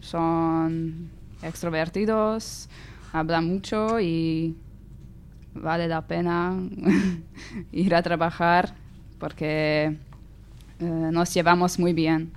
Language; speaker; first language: Spanish; non-native, learner; Hungarian